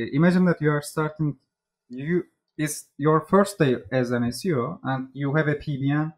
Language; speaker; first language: English; non-native, fluent; Turkish